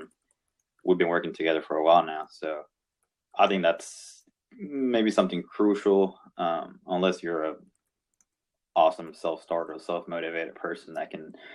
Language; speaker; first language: English; non-native, local second language; Spanish